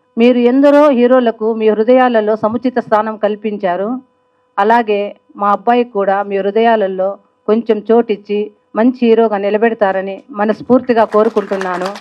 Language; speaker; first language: Telugu; native; Telugu